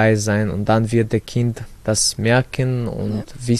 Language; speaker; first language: German; early bilingual, other home language; Chechen